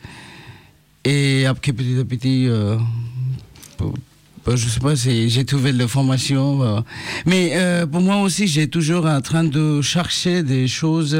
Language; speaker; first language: French; non-native, learner; Bangla